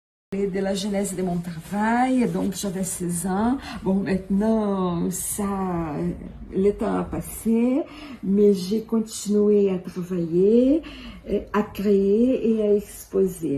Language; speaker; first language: French; non-native, fluent; Portuguese